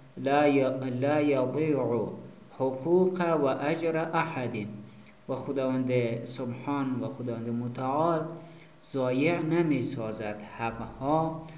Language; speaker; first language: Persian; native; Persian